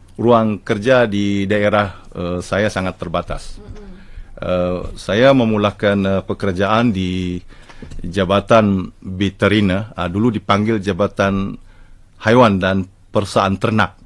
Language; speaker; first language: Malay; non-native, local second language; Central Dusun